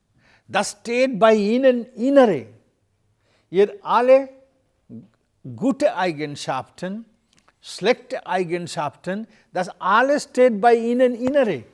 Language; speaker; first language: German; non-native, learner; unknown